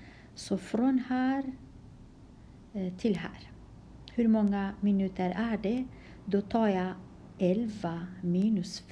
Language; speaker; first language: Swedish; non-native, fluent; Kurdish